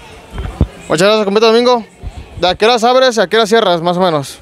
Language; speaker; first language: Spanish; native; Spanish